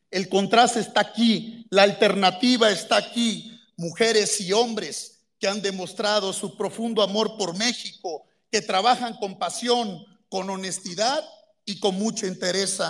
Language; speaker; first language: Spanish; native; Spanish